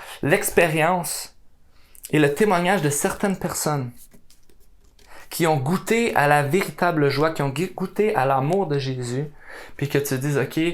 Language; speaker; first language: French; native; French